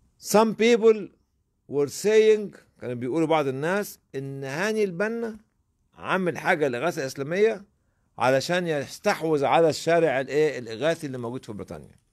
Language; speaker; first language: Arabic; native; Arabic